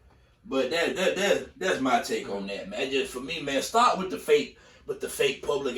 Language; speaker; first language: English; native; English